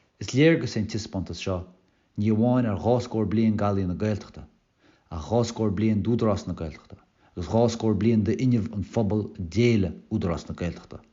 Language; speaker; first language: Irish; native; Irish